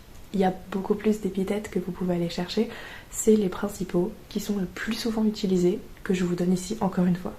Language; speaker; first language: French; native; French